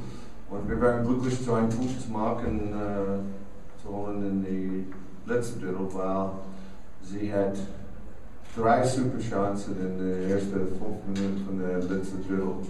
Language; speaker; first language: German; non-native, learner; English